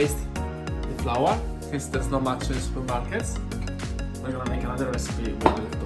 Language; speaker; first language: English; non-native, fluent; Italian